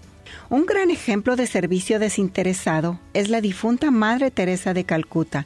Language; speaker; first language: Spanish; native; Spanish